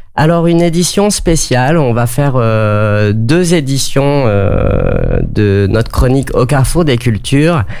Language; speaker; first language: French; native; French